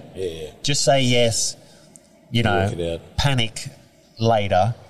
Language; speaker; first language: English; native; English